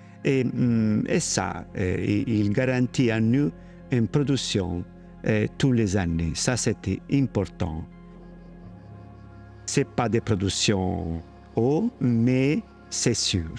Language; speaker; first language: French; non-native, learner; Italian